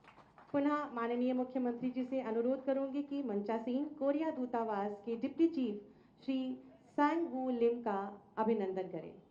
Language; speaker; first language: Hindi; native; Hindi